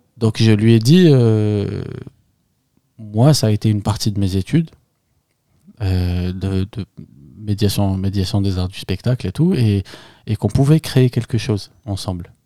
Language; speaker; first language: French; non-native, local second language; Arabic